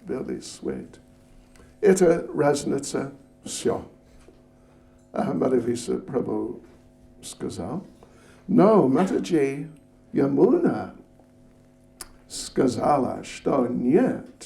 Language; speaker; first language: Russian; non-native, learner; English